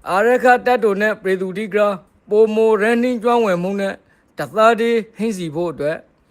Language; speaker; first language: Burmese; native; Burmese